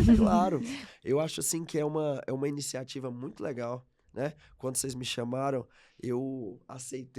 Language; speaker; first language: Portuguese; native; Portuguese